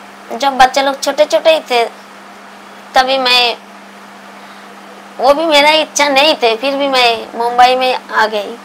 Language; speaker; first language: Hindi; non-native, local second language; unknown